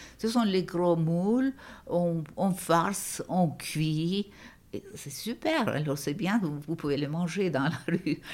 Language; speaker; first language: French; non-native, fluent; Turkish